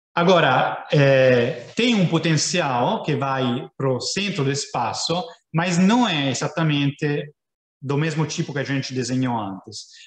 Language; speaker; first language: Portuguese; non-native, fluent; Italian